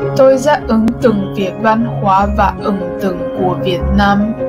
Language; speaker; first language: Vietnamese; non-native, learner; Chinese